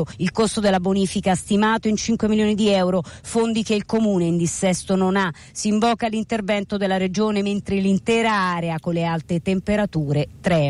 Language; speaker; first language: Italian; native; Italian